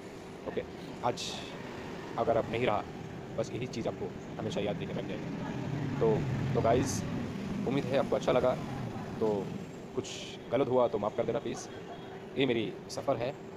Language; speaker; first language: Hindi; non-native, local second language; Bangla